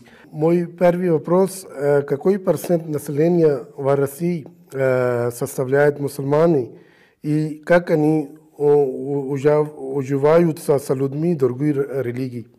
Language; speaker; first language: Russian; non-native, fluent; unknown